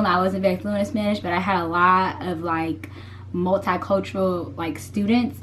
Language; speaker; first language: English; native; English